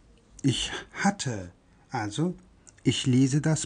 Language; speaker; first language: German; non-native, fluent; Persian